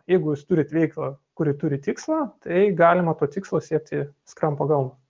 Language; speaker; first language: Lithuanian; non-native, local second language; Russian